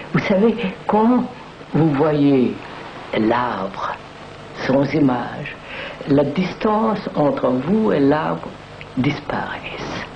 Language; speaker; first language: French; non-native, fluent; Telugu